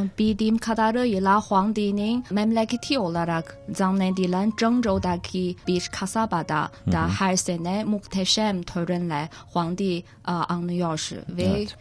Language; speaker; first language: Turkish; non-native, fluent; Chinese